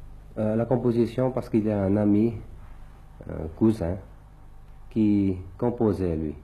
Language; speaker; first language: French; early bilingual, other home language; Thai